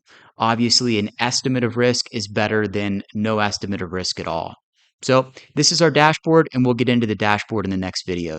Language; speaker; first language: English; native; English